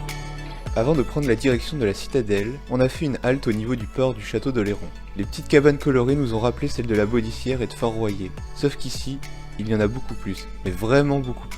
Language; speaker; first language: French; native; French